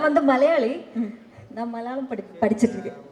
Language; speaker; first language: Tamil; non-native, learner; Malayalam